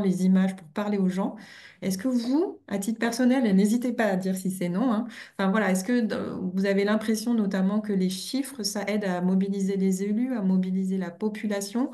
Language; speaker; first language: French; native; French